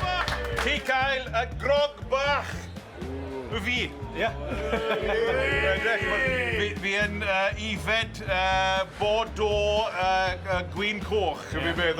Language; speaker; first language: Welsh; non-native, local second language; English